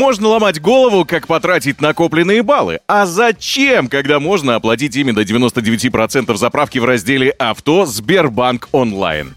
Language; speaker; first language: Russian; native; Russian